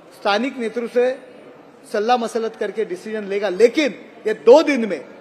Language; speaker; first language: Hindi; non-native, local second language; Marathi